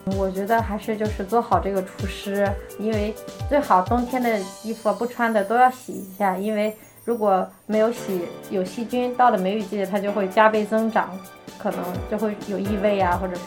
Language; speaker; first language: Chinese; native; Chinese